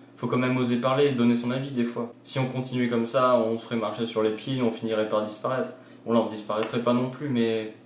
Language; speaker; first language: French; native; French